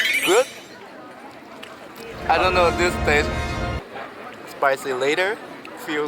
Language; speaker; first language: English; non-native, learner; Japanese